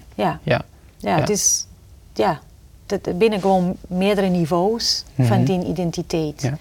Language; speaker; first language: Dutch; non-native, fluent; Portuguese